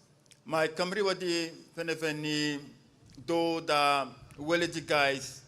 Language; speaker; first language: Welsh; non-native, fluent; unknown